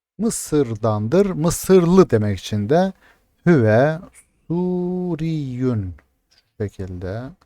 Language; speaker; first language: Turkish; native; Turkish